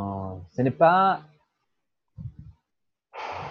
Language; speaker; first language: French; non-native, learner; Portuguese